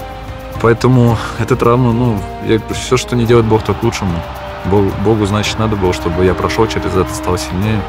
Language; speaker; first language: Russian; native; Russian